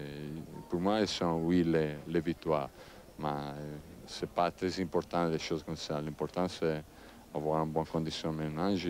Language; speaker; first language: French; non-native, learner; Italian